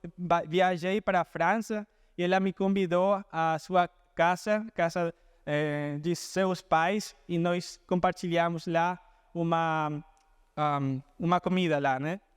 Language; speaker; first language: Portuguese; non-native, fluent; Spanish